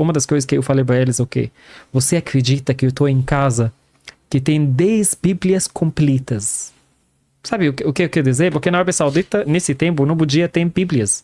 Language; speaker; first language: Portuguese; non-native, fluent; Arabic